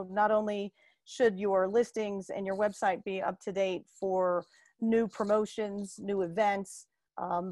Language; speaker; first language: English; native; English